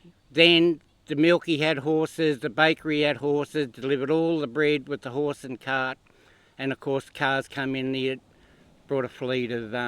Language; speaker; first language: English; native; English